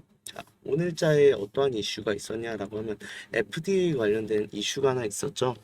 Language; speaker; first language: Korean; native; Korean